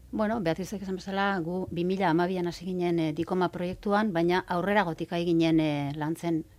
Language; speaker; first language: Basque; native; Basque